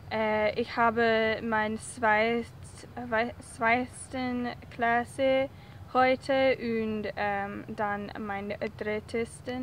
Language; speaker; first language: German; non-native, learner; English